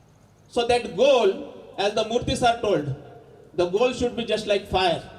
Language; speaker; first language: English; non-native, local second language; Telugu